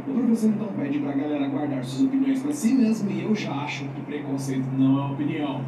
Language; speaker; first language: Portuguese; native; Portuguese